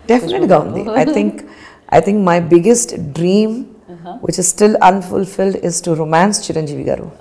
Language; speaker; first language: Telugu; non-native, fluent; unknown